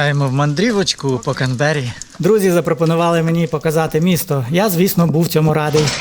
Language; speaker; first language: Ukrainian; native; Ukrainian